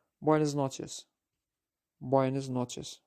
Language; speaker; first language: Spanish; non-native, learner; Azerbaijani